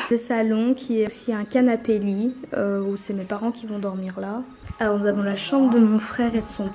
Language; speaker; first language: French; native; French